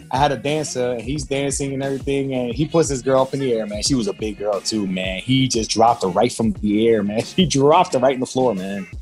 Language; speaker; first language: English; native; English